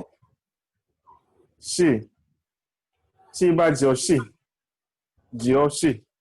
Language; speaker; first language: Chinese; non-native, learner; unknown